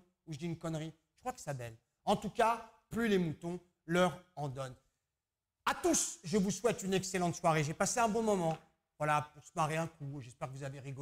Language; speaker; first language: French; native; French